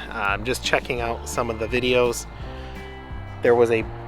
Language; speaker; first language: English; native; English